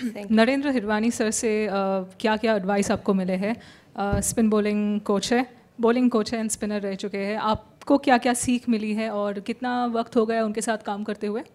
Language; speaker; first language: Hindi; native; Hindi